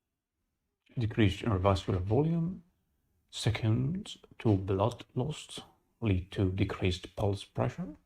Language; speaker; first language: English; non-native, fluent; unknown